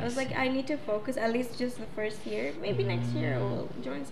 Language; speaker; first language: English; non-native, fluent; Arabic